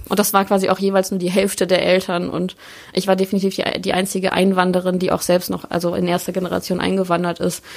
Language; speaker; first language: German; early bilingual, other home language; Polish